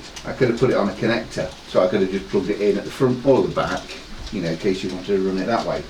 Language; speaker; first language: English; native; English